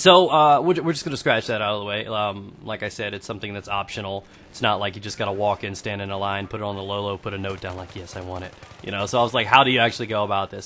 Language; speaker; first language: English; native; English